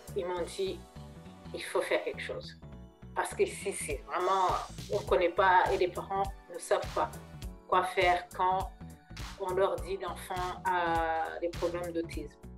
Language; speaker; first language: French; non-native, local second language; Kinyarwanda